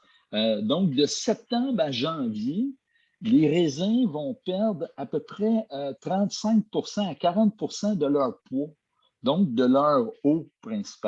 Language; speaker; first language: French; native; French